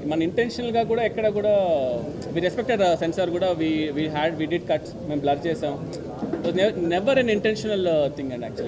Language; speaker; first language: Telugu; native; Telugu